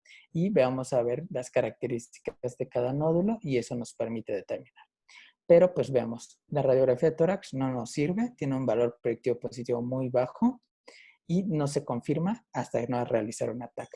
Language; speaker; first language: Spanish; native; Spanish